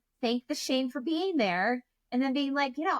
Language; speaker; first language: English; native; English